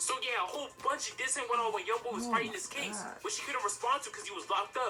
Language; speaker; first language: English; native; English